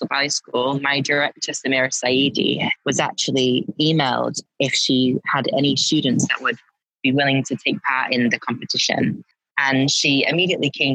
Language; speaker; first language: English; native; English